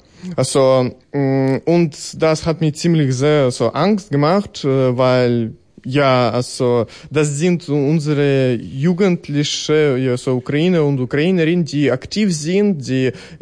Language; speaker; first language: German; non-native, learner; Ukrainian